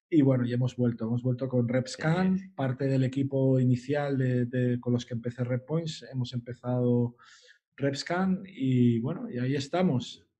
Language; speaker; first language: Spanish; native; Spanish